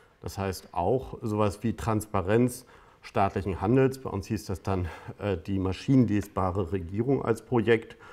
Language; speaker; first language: German; native; German